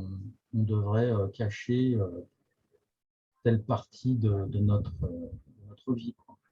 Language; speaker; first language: French; native; French